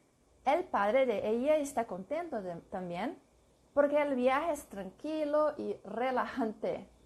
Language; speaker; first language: Spanish; non-native, learner; English